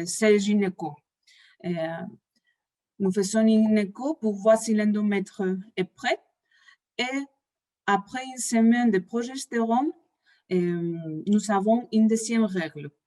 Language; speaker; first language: French; non-native, fluent; Spanish